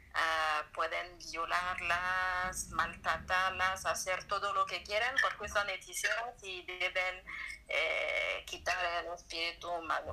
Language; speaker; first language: Spanish; non-native, learner; French